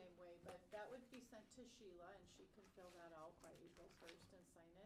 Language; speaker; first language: English; native; English